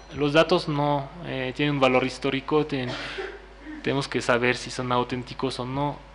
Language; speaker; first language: Spanish; non-native, fluent; French